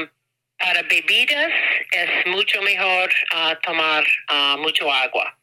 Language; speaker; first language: Spanish; non-native, learner; English